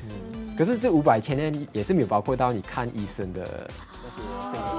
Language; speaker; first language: Chinese; native; Chinese